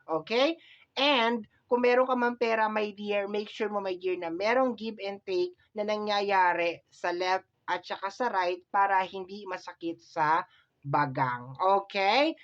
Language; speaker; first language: Filipino; native; Filipino